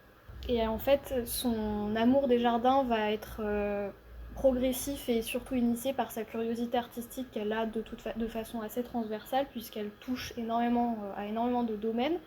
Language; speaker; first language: French; native; French